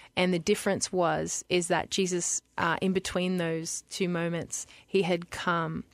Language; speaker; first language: English; native; English